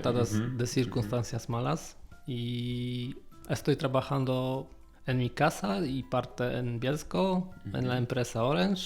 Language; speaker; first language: Spanish; non-native, learner; Polish